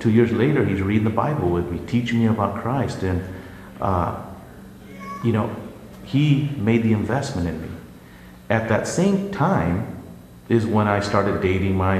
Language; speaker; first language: English; early bilingual, other home language; Spanish